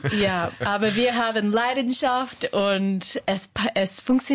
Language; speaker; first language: German; non-native, learner; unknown